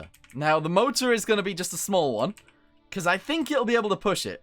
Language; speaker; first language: English; native; English